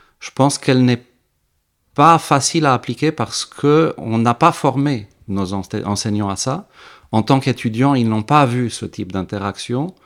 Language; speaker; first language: French; early bilingual, heritage; French